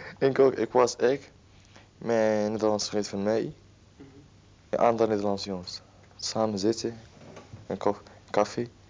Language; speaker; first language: Dutch; non-native, learner; Arabic